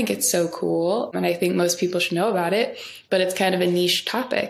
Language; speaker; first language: English; native; English